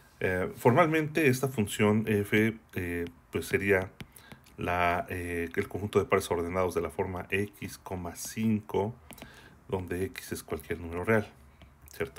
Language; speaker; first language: Spanish; native; Spanish